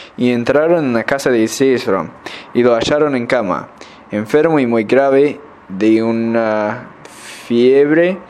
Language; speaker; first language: Spanish; non-native, learner; English